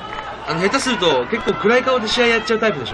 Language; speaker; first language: Japanese; native; Japanese